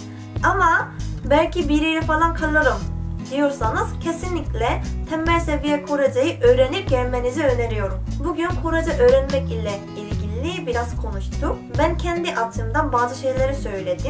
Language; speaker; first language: Turkish; non-native, fluent; Korean